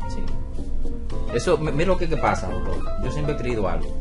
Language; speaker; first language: Spanish; native; Spanish